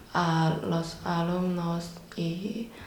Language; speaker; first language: Spanish; non-native, learner; Chinese